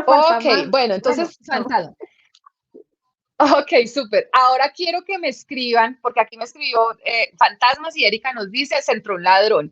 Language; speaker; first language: Spanish; native; Spanish